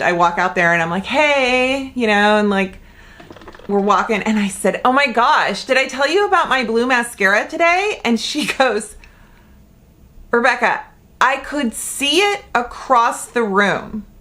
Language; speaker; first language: English; native; English